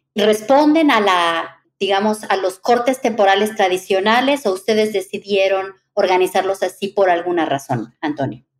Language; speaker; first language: Spanish; native; Spanish